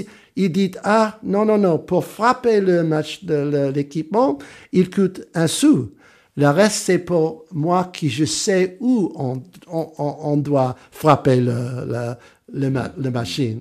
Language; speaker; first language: French; non-native, fluent; English